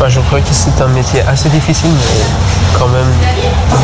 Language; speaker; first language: French; non-native, learner; Persian